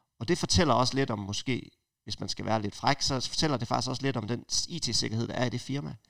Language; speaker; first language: Danish; native; Danish